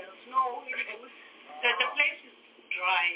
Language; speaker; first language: English; non-native, local second language; Southern Sotho